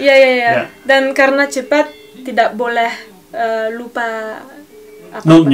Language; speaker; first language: Indonesian; non-native, learner; French